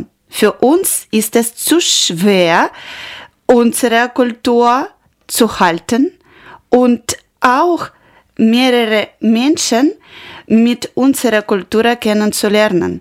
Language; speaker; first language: German; non-native, learner; Ukrainian